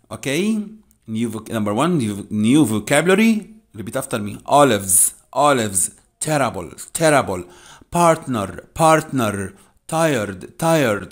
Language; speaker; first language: English; non-native, fluent; Arabic